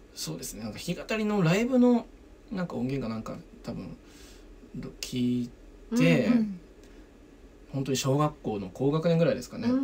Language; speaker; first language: Japanese; native; Japanese